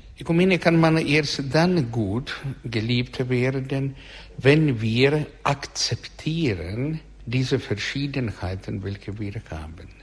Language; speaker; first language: German; non-native, learner; Russian